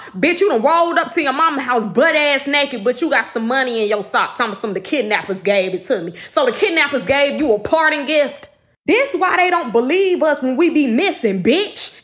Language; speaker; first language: English; native; English